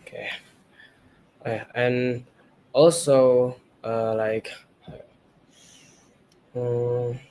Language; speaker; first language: English; non-native, learner; Indonesian